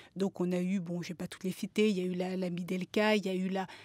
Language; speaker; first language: French; native; French